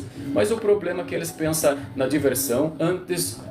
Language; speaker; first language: Portuguese; non-native, local second language; Arabic